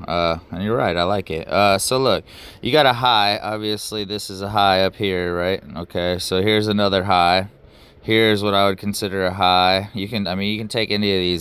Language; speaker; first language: English; native; English